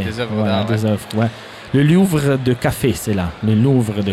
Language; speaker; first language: French; non-native, fluent; German